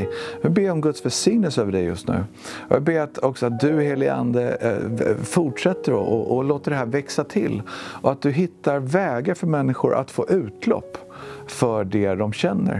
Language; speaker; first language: Swedish; native; Swedish